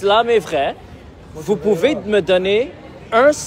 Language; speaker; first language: French; native; French